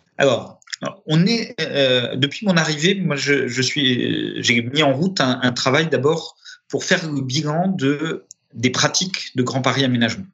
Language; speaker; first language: French; early bilingual, other home language; Romanian